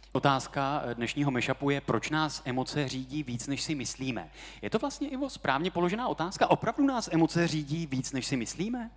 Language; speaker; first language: Czech; native; Czech